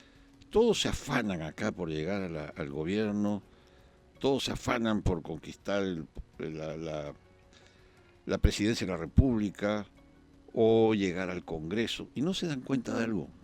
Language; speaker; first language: Spanish; native; Spanish